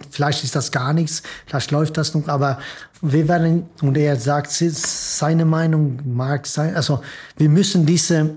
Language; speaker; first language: German; non-native, fluent; Swedish